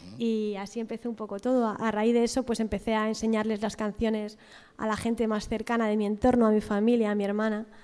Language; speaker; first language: Spanish; native; Spanish